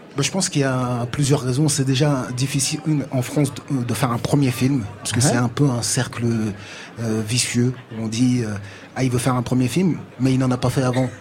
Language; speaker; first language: French; native; French